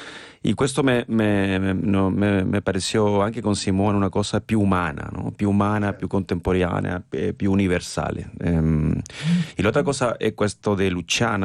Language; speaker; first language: Italian; non-native, fluent; Spanish